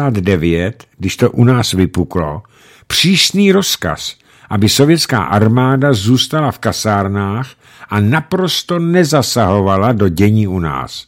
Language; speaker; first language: Czech; native; Czech